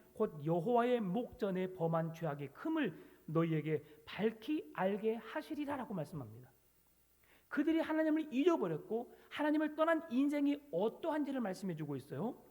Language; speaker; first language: Korean; native; Korean